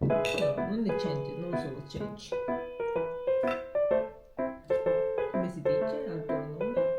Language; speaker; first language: Italian; non-native, learner; Japanese